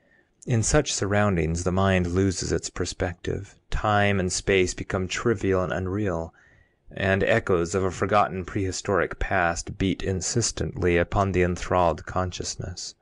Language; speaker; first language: English; native; English